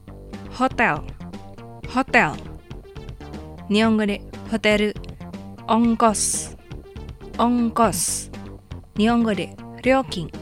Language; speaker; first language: Japanese; non-native, fluent; Indonesian